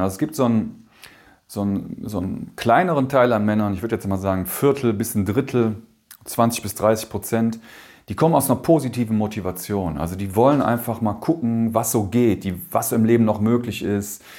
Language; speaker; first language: German; native; German